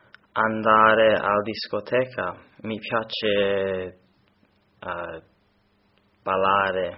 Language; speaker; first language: Italian; non-native, learner; English